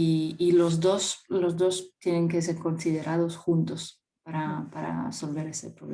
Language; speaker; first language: Spanish; non-native, fluent; French